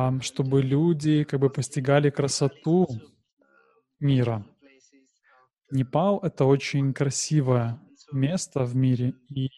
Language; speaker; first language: Russian; non-native, learner; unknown